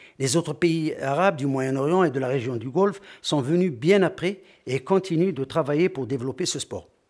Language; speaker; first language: French; non-native, local second language; Arabic